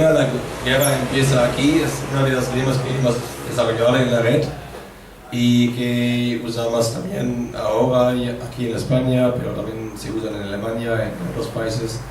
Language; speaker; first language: Spanish; non-native, fluent; German